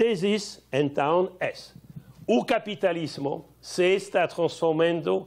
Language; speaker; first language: Portuguese; non-native, learner; French